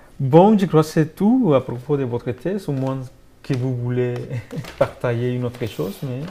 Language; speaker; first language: French; non-native, fluent; Spanish